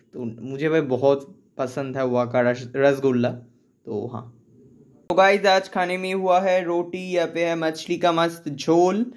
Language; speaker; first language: Hindi; non-native, local second language; Bangla